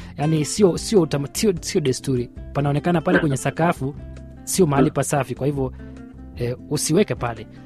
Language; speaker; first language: Swahili; native; Swahili